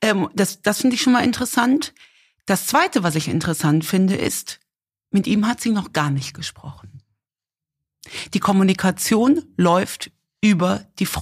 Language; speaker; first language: German; native; German